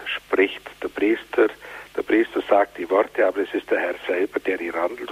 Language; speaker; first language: German; native; German